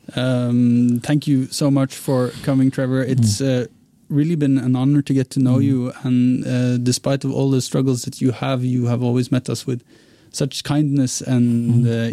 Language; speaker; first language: English; non-native, fluent; Norwegian